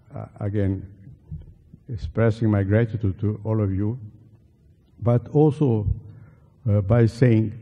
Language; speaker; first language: English; non-native, fluent; Portuguese